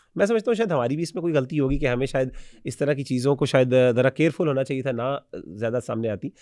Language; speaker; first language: Urdu; native; Urdu